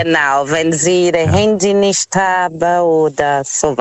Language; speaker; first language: German; non-native, fluent; Portuguese